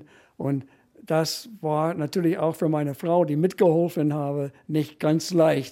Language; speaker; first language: German; non-native, fluent; English